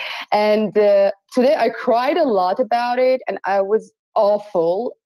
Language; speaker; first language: English; non-native, fluent; Persian